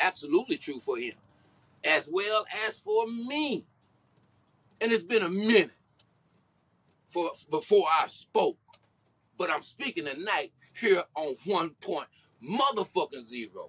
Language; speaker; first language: English; native; English